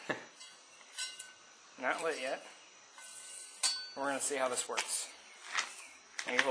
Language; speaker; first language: English; native; English